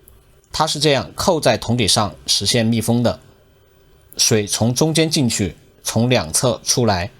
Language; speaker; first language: Chinese; native; Chinese